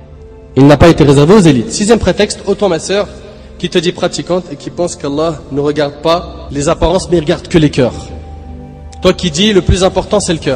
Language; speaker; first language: French; native; French